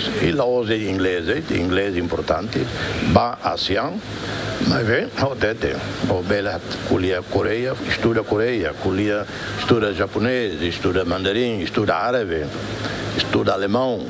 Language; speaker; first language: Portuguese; non-native, local second language; Tetum